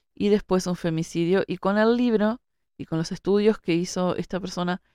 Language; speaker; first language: Spanish; native; Spanish